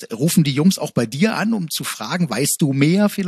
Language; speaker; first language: German; native; German